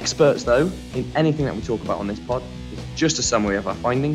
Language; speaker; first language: English; native; English